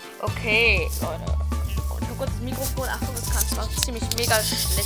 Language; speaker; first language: German; native; German